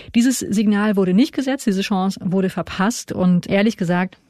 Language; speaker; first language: German; native; German